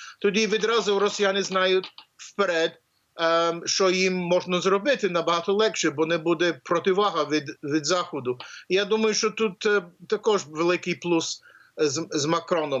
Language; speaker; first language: Ukrainian; early bilingual, heritage; English